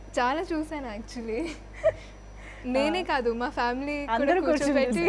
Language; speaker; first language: Telugu; non-native, fluent; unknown